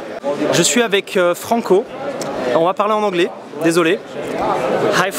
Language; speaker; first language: French; native; French